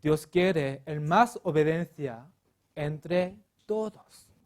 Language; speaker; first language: Spanish; non-native, learner; Korean